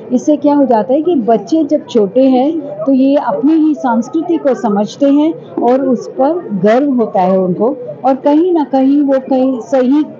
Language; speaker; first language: Hindi; non-native, local second language; Tamil